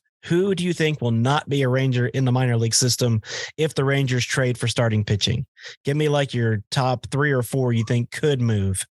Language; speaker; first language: English; native; English